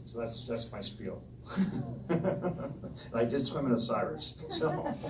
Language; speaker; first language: English; native; English